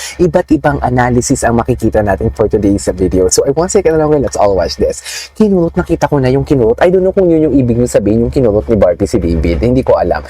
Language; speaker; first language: Filipino; non-native, local second language; Hiligaynon